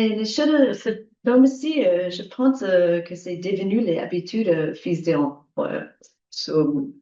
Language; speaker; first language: French; non-native, learner; English